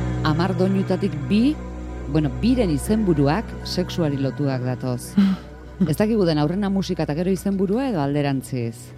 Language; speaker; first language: Basque; native; Basque